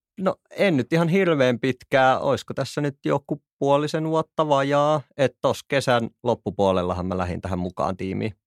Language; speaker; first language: Finnish; native; Finnish